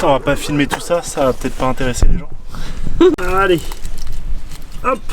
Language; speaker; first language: French; native; French